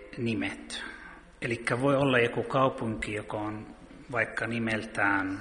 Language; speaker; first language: Finnish; early bilingual, heritage; Finnish